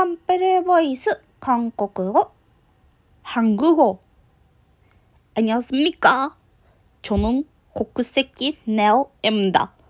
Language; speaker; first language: Korean; non-native, learner; Japanese